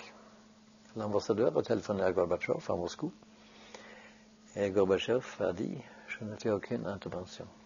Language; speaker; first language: French; non-native, fluent; Norwegian